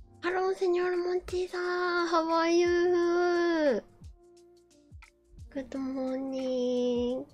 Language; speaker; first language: English; non-native, learner; Japanese